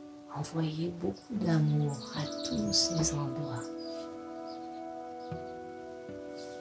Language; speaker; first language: French; non-native, fluent; English